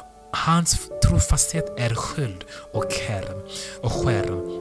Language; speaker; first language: Swedish; non-native, fluent; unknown